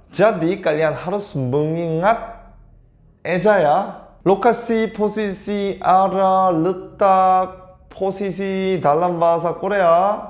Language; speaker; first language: Indonesian; non-native, fluent; Korean